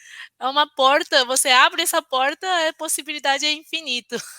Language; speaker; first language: Portuguese; non-native, fluent; Chinese